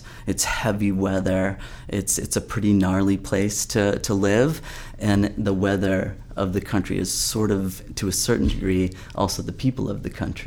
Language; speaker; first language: English; native; English